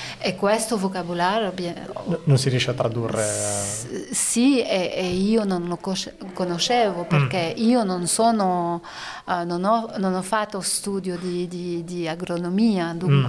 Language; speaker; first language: Italian; non-native, learner; French